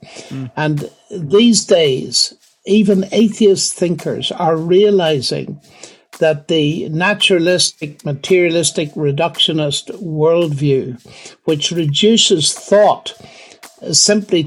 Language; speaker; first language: English; native; English